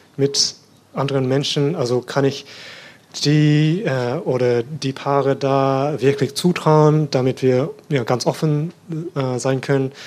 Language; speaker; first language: German; non-native, learner; English